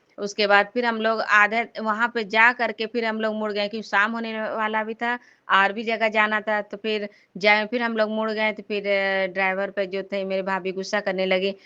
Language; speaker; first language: Hindi; native; Hindi